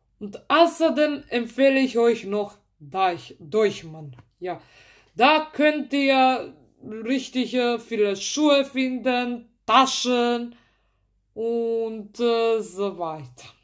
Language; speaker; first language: German; early bilingual, other home language; Macedonian